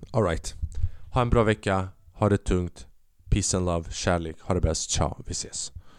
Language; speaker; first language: Swedish; early bilingual, other home language; Albanian